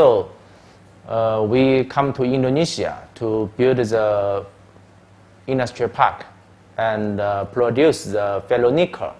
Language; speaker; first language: English; non-native, learner; Chinese